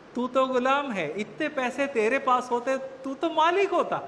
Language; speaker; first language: Hindi; native; Hindi